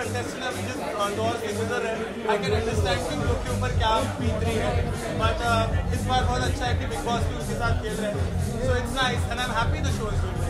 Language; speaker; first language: Hindi; native; Hindi